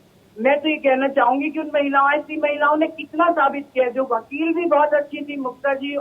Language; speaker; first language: Hindi; native; Hindi